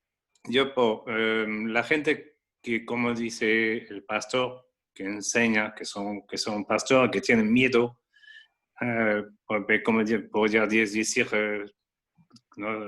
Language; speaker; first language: Spanish; non-native, fluent; French